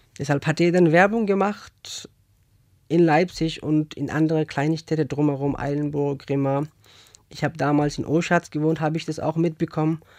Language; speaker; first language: German; non-native, fluent; Persian